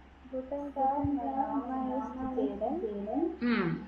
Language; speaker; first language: German; non-native, learner; Tamil